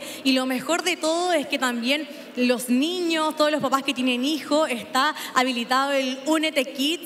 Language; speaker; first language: Spanish; native; Spanish